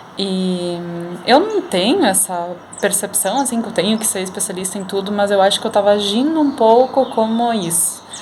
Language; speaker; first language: Portuguese; native; Portuguese